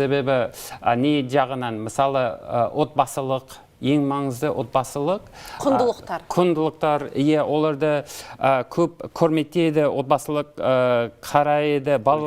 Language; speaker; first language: Kazakh; non-native, learner; English